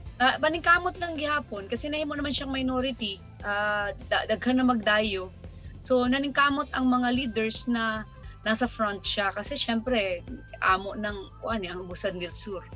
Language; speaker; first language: Cebuano; non-native, local second language; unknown